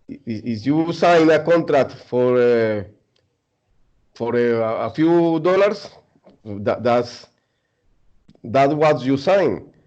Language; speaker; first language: English; non-native, learner; Spanish